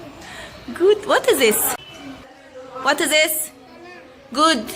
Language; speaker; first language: English; non-native, learner; Arabic